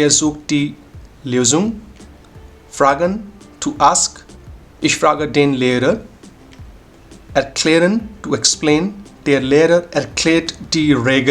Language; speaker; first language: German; non-native, fluent; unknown